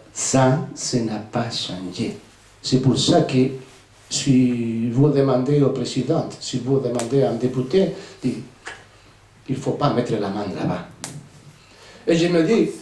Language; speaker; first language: French; non-native, fluent; Spanish